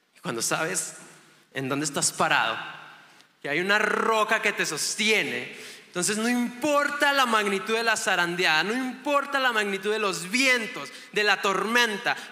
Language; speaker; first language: Spanish; native; Spanish